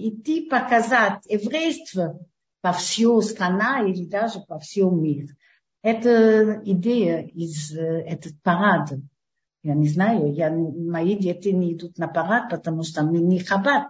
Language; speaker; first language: Russian; early bilingual, heritage; Hebrew